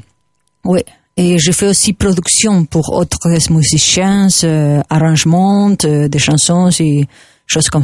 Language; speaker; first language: French; non-native, learner; Spanish